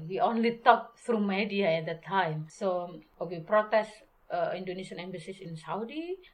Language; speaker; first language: English; non-native, learner; Indonesian